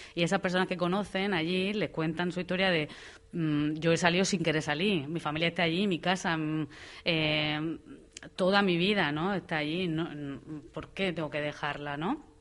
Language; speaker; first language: Spanish; native; Spanish